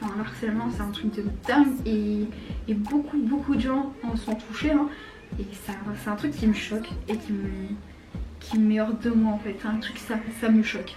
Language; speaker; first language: French; native; French